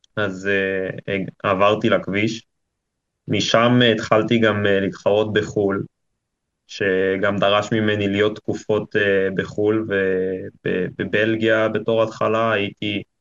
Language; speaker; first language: Hebrew; native; Hebrew